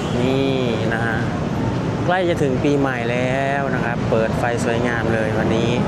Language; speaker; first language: Thai; native; Thai